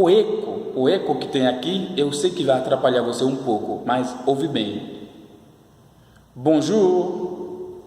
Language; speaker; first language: Portuguese; non-native, fluent; Haitian Creole